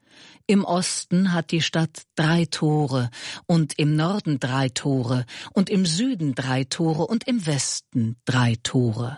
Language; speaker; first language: German; native; German